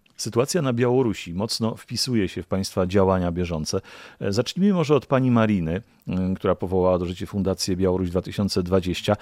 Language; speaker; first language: Polish; native; Polish